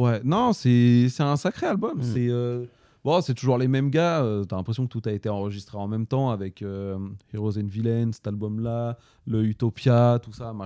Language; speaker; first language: French; native; French